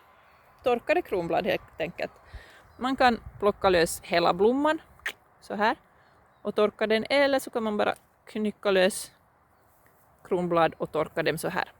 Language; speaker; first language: Swedish; non-native, local second language; Finnish